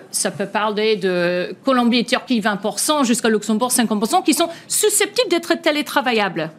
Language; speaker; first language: French; non-native, fluent; English